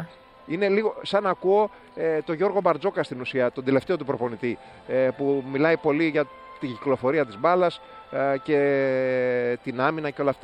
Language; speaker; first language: Greek; native; Greek